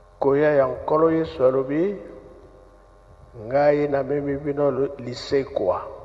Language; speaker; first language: Lingala; non-native, local second language; Kongo